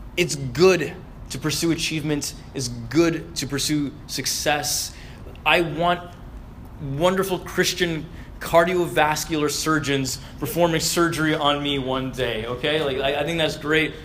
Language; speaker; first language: English; early bilingual, other home language; Arabic